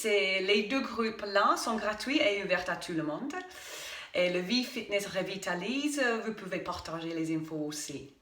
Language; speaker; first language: French; non-native, fluent; English